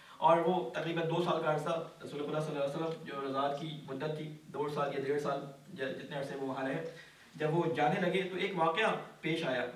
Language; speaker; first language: Urdu; native; Urdu